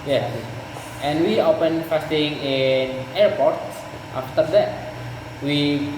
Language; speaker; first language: English; non-native, learner; Indonesian